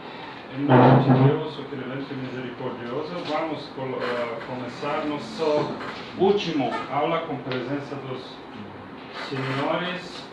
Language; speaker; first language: Portuguese; non-native, learner; Persian